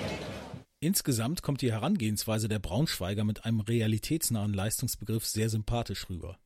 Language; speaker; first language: German; native; German